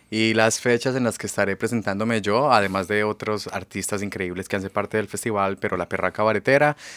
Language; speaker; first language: Spanish; native; Spanish